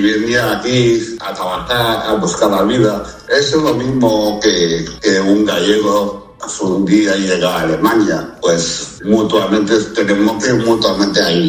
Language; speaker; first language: Spanish; non-native, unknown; Chinese